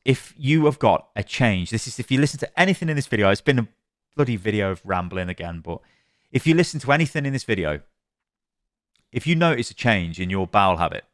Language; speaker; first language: English; native; English